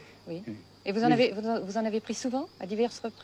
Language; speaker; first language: French; native; French